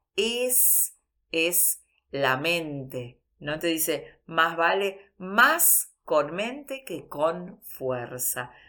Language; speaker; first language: Spanish; early bilingual, heritage; Spanish